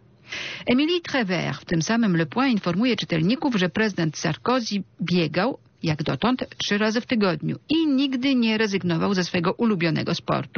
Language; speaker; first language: Polish; native; Polish